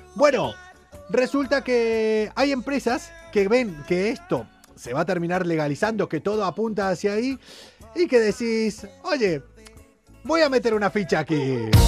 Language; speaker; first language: Spanish; native; Spanish